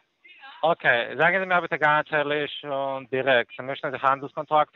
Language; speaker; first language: German; non-native, fluent; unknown